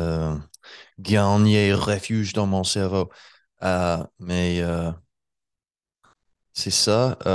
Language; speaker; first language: French; non-native, learner; English